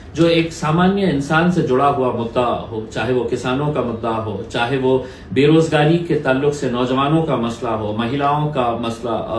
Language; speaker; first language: Urdu; native; Urdu